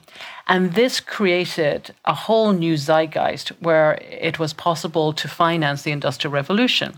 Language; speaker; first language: English; native; English